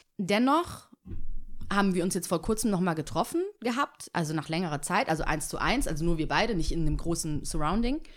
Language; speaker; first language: German; early bilingual, other home language; Tigrinya